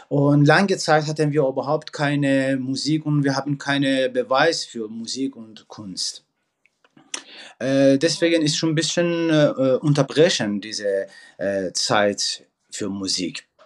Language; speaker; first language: German; non-native, fluent; Persian